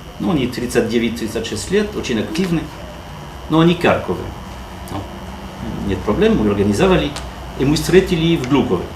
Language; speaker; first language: Russian; non-native, learner; French